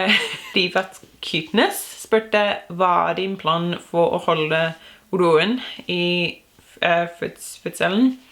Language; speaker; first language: Norwegian; non-native, learner; English